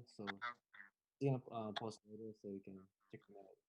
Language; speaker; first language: English; non-native, fluent; Japanese